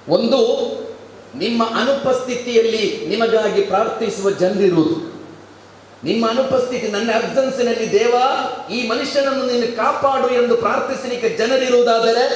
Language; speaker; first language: Kannada; non-native, local second language; Malayalam